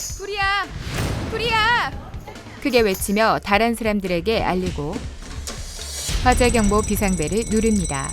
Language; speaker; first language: Korean; non-native, fluent; Vietnamese